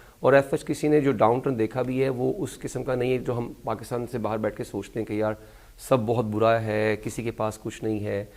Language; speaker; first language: Urdu; native; Urdu